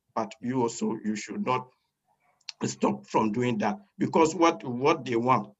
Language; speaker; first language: English; non-native, fluent; French